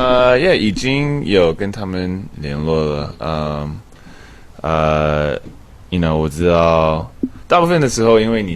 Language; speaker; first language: Chinese; early bilingual, heritage; English